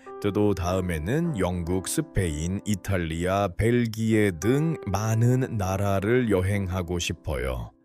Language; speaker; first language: Korean; non-native, learner; Uzbek